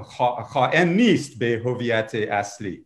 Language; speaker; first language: Persian; non-native, fluent; English